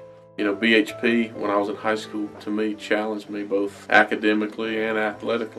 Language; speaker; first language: English; native; English